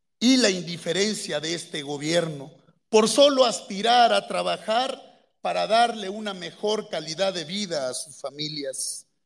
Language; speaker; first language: Spanish; native; Spanish